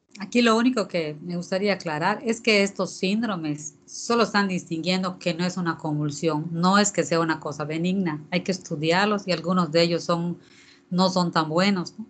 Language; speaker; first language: Spanish; native; Spanish